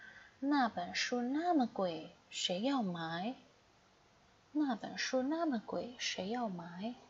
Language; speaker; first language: Chinese; non-native, fluent; Indonesian